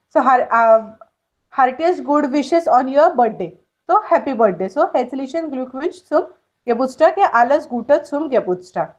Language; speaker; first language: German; non-native, fluent; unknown